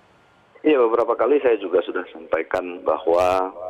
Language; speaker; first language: Indonesian; native; Indonesian